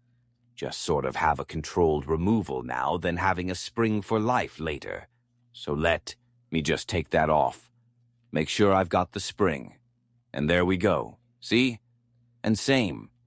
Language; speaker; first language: English; native; English